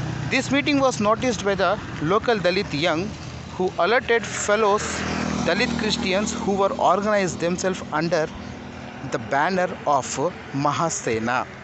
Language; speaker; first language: English; non-native, local second language; Telugu